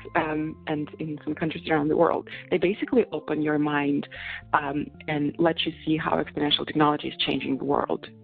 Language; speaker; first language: English; non-native, fluent; Russian